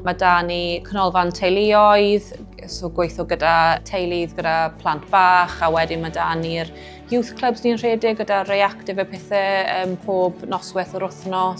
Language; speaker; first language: Welsh; native; Welsh